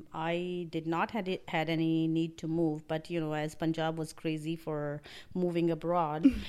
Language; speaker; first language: English; non-native, local second language; Punjabi